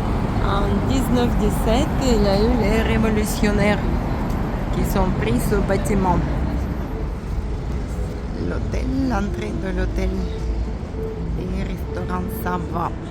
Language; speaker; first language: French; non-native, learner; Russian